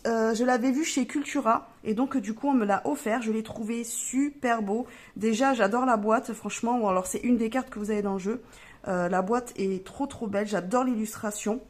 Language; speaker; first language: French; native; French